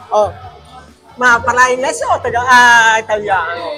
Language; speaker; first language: Italian; non-native, learner; Filipino